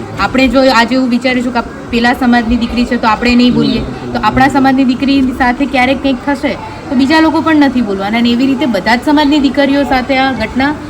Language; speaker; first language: Gujarati; native; Gujarati